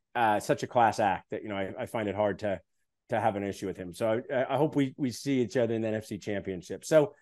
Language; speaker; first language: English; native; English